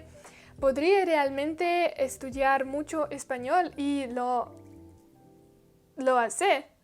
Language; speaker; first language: Spanish; non-native, learner; Russian